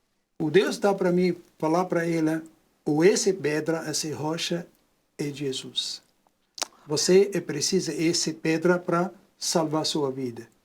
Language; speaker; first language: Portuguese; non-native, learner; Arabic